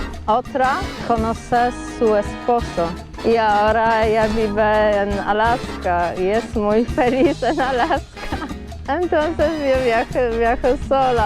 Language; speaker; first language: Spanish; non-native, learner; Polish